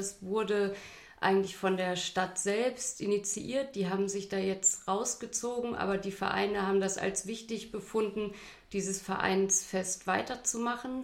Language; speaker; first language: German; native; German